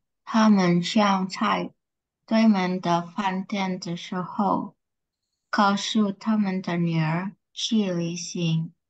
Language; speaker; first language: Chinese; non-native, learner; Indonesian